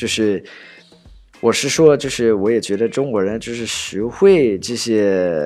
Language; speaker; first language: Chinese; non-native, fluent; English